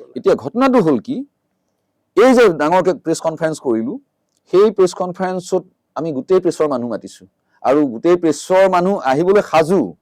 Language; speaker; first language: Assamese; native; Assamese